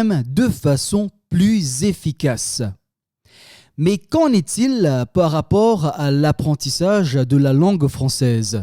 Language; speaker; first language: French; native; French